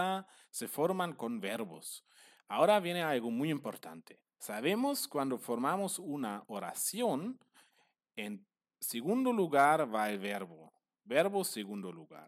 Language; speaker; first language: Spanish; non-native, fluent; German